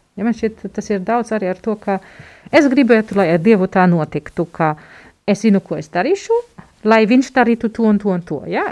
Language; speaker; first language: Latvian; non-native, fluent; German